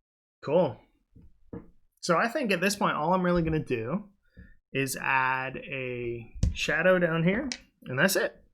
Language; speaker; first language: English; native; English